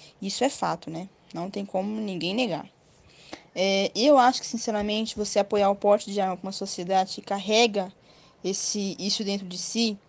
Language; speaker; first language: Portuguese; native; Portuguese